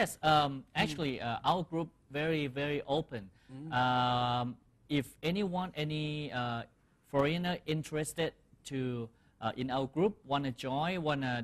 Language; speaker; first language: English; non-native, fluent; Thai